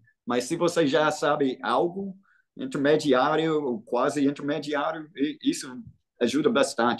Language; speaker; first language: Portuguese; non-native, fluent; English